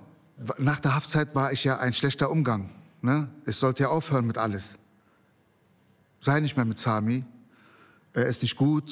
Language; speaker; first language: German; early bilingual, other home language; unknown